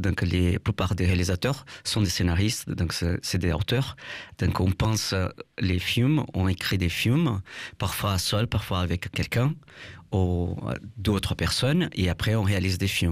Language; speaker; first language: French; non-native, fluent; Portuguese